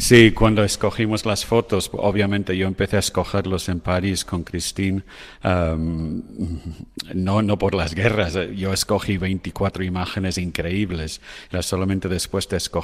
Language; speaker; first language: Spanish; non-native, fluent; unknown